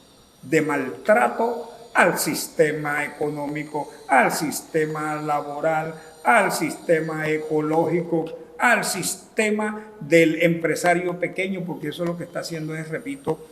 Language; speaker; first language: Spanish; native; Spanish